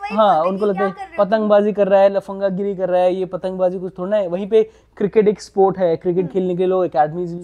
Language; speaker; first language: Hindi; native; Hindi